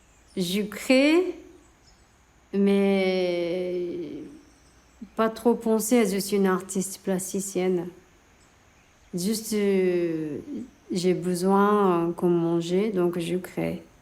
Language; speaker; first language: French; non-native, learner; Japanese